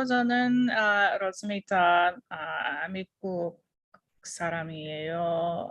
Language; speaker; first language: Korean; non-native, learner; English